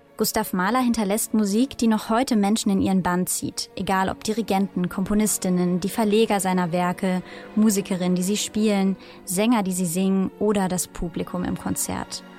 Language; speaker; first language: German; native; German